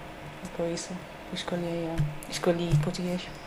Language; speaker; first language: Portuguese; non-native, learner; English